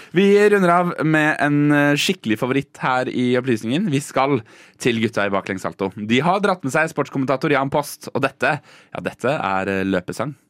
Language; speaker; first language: Norwegian; native; Norwegian